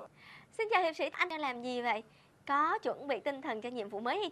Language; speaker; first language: Vietnamese; native; Vietnamese